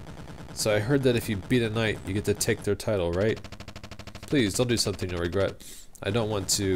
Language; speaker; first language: English; native; English